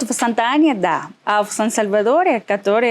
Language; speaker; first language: Russian; non-native, learner; Spanish